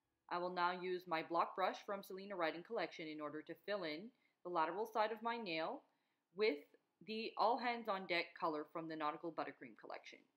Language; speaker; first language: English; non-native, local second language; French